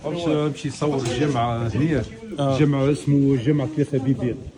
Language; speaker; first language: Arabic; native; Arabic